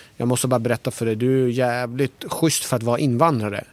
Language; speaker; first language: Swedish; early bilingual, other home language; Persian